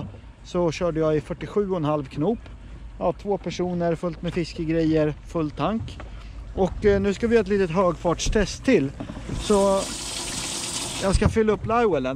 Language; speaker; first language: Swedish; native; Swedish